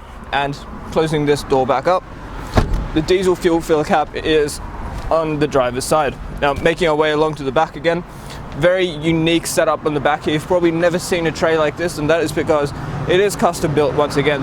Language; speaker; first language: English; native; English